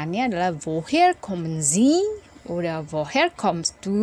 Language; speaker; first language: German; non-native, fluent; Indonesian